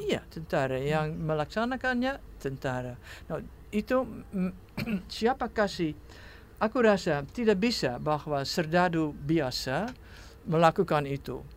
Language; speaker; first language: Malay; non-native, fluent; Dutch